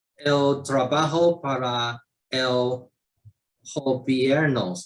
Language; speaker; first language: Spanish; non-native, learner; Chinese